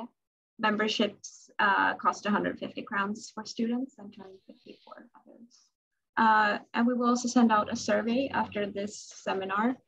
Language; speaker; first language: English; non-native, fluent; Swedish